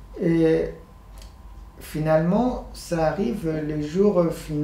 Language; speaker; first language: French; non-native, fluent; Persian